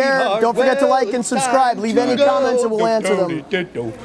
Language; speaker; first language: English; native; English